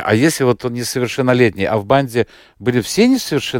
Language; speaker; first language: Russian; native; Russian